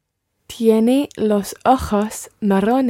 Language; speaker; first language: Spanish; non-native, learner; English